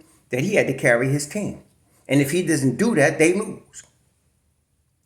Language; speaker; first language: English; native; English